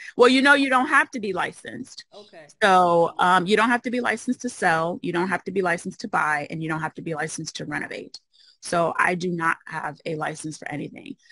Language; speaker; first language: English; native; English